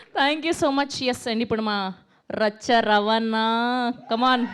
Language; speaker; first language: Telugu; native; Telugu